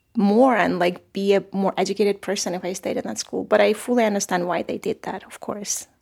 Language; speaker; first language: English; non-native, fluent; Armenian